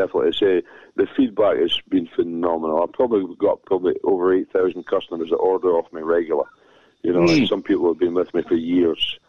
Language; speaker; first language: English; native; English